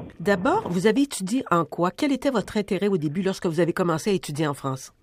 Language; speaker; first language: French; native; French